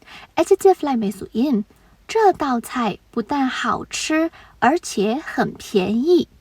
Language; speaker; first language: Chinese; non-native, fluent; Burmese